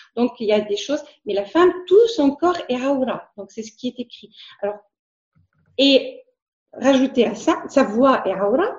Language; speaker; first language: French; non-native, local second language; Arabic